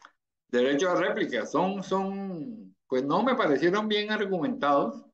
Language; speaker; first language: Spanish; native; Spanish